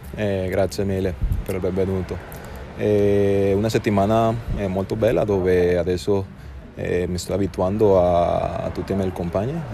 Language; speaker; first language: Italian; non-native, learner; Spanish